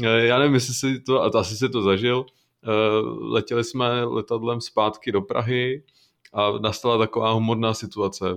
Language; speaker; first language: Czech; native; Czech